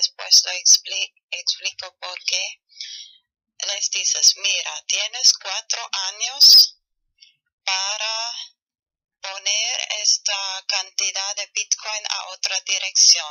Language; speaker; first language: Spanish; non-native, learner; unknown